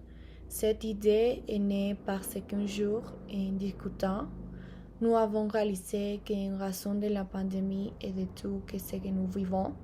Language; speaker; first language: French; non-native, learner; Spanish